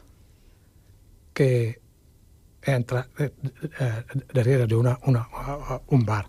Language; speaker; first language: Catalan; non-native, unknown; Wolof